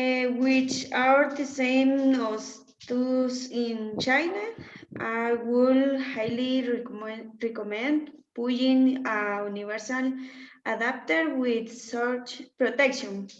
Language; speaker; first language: English; non-native, learner; Spanish